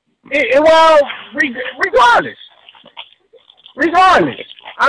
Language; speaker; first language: English; native; English